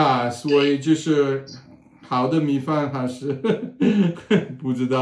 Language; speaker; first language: Chinese; non-native, learner; English